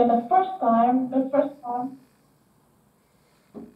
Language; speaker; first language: English; non-native, learner; Indonesian